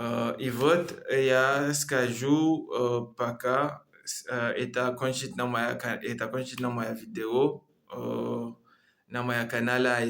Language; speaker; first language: Russian; non-native, learner; Comorian